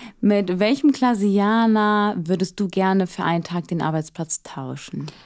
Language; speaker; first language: German; native; German